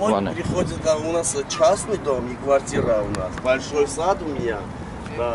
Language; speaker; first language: Russian; non-native, learner; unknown